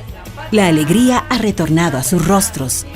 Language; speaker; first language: Spanish; native; Spanish